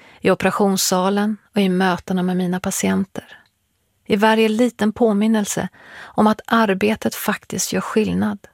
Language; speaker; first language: Swedish; early bilingual, other home language; Persian